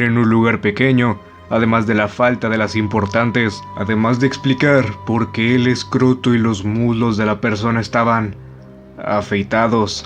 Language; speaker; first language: Spanish; native; Spanish